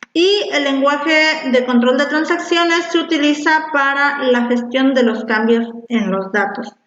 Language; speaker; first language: Spanish; native; Spanish